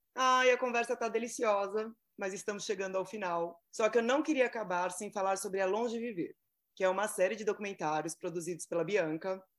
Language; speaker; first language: Portuguese; native; Portuguese